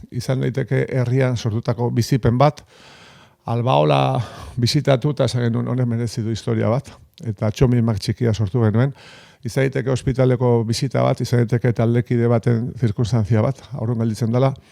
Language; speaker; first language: Basque; non-native, local second language; Spanish